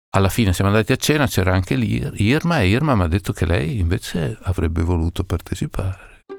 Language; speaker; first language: Italian; native; Italian